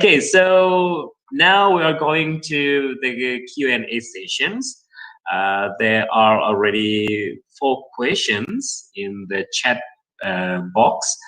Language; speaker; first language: English; non-native, fluent; Indonesian